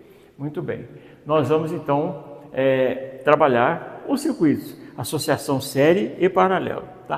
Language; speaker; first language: Portuguese; native; Portuguese